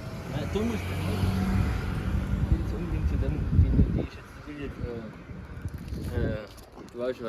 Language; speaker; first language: German; native; German